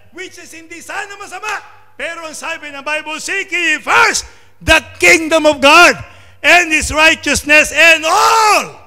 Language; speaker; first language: English; non-native, local second language; Filipino